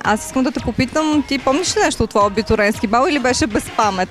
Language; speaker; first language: Bulgarian; native; Bulgarian